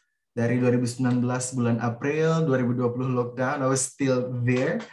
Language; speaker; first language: English; non-native, fluent; Indonesian